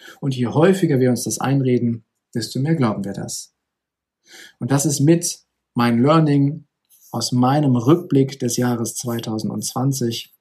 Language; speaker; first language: German; native; German